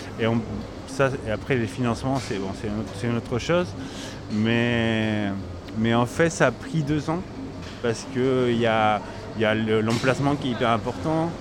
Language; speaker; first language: French; non-native, fluent; Spanish